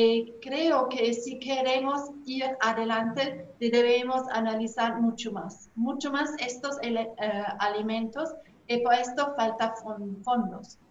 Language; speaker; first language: Spanish; non-native, fluent; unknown